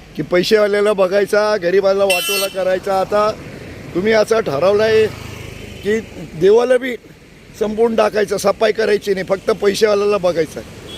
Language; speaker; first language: Marathi; non-native, local second language; Urdu